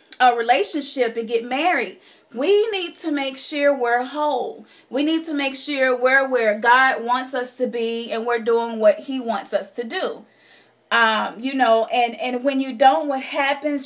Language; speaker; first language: English; native; English